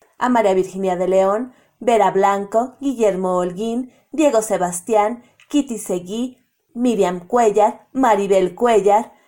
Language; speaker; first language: Spanish; native; Spanish